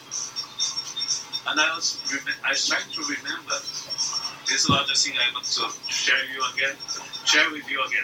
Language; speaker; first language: English; non-native, fluent; Portuguese